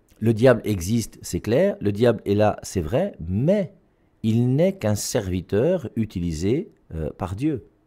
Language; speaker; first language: French; native; French